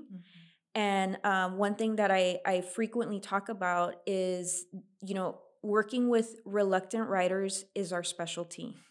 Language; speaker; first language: English; native; English